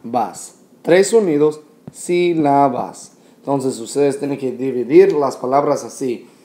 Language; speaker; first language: Spanish; non-native, fluent; English